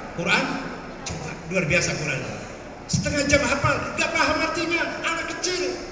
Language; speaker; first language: Malay; non-native, local second language; Javanese